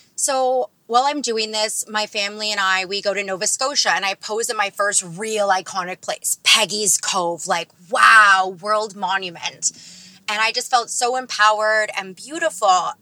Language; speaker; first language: English; native; English